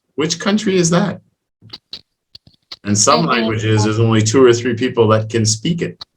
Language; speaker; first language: English; non-native, fluent; French